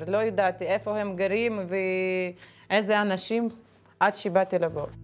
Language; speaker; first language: Hebrew; non-native, fluent; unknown